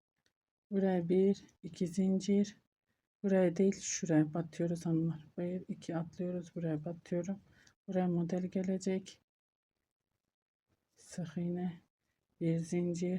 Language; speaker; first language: Turkish; native; Turkish